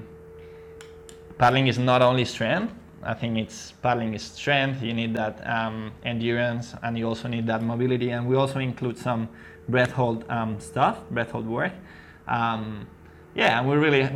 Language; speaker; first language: English; non-native, fluent; Spanish